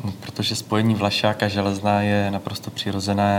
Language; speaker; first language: Czech; native; Czech